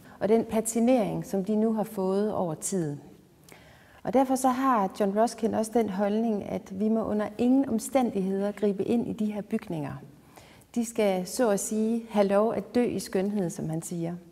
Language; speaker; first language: Danish; native; Danish